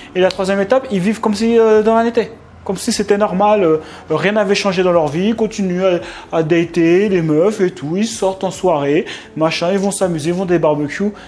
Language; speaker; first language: French; native; French